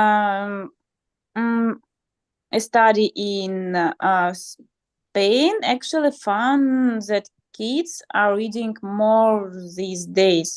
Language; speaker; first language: English; non-native, learner; Russian